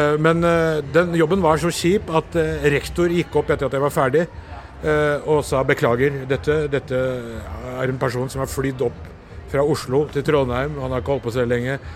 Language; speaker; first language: Norwegian; early bilingual, other home language; Urdu